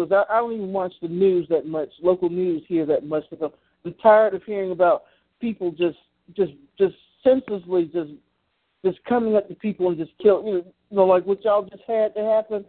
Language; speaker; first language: English; native; English